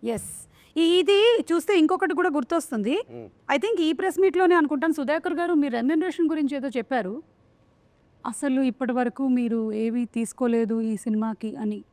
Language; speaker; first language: Telugu; native; Telugu